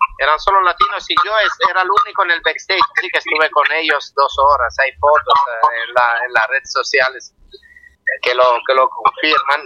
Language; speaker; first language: Spanish; non-native, fluent; Italian